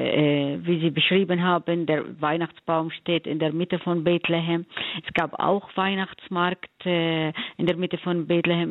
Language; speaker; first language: German; non-native, fluent; Arabic